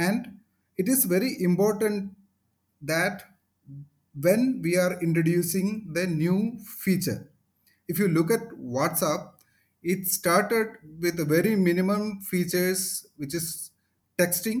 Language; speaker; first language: English; non-native, local second language; Malayalam